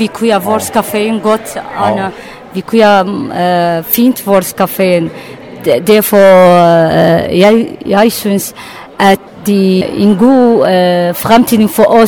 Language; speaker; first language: Danish; non-native, learner; Arabic